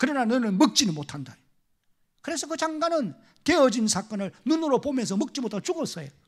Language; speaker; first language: Korean; native; Korean